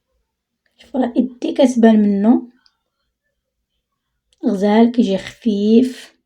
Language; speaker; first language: Arabic; native; Arabic